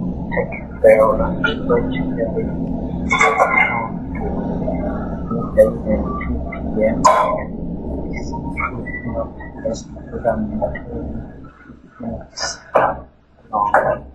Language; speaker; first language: English; non-native, learner; Vietnamese